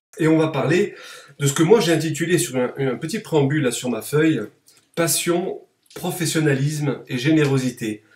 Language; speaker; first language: French; native; French